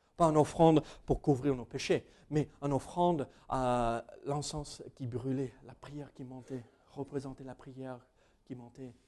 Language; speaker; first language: French; non-native, fluent; English